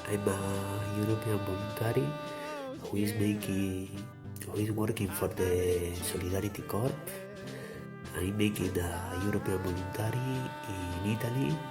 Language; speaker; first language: English; non-native, learner; Spanish